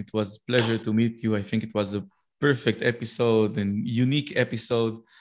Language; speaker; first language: English; non-native, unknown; Hebrew